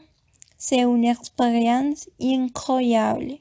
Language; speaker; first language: French; non-native, learner; Spanish